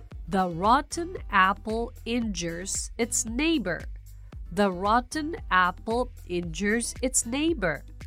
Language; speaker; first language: English; non-native, fluent; Japanese